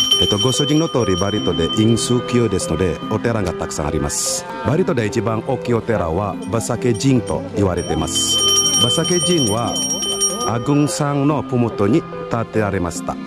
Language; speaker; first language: Japanese; non-native, learner; Indonesian